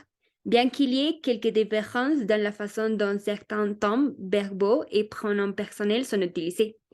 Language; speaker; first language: French; non-native, learner; Spanish